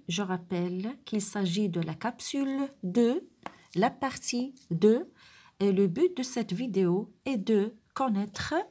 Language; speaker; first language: French; non-native, local second language; Arabic